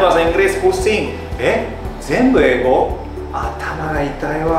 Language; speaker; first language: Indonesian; non-native, fluent; Japanese